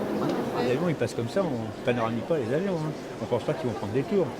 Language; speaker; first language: French; native; French